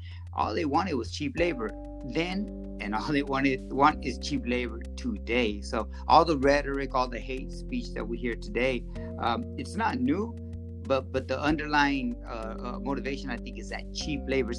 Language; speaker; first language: English; early bilingual, other home language; Spanish